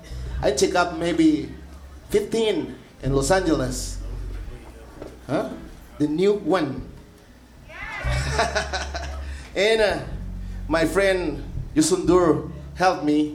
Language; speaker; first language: English; non-native, learner; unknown